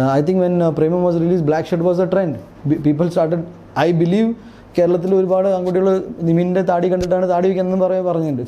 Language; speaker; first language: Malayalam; early bilingual, heritage; Malayalam